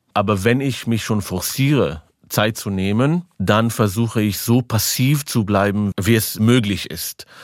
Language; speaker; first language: German; non-native, fluent; Hebrew